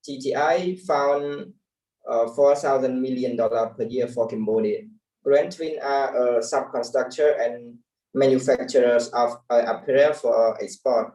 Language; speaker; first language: English; non-native, learner; Khmer